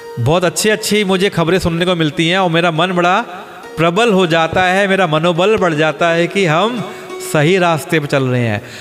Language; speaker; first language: Hindi; native; Hindi